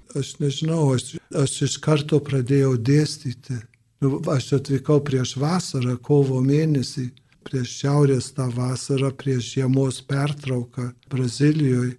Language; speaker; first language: Lithuanian; early bilingual, heritage; Lithuanian